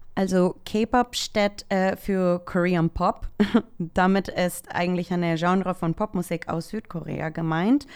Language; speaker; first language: German; non-native, fluent; Spanish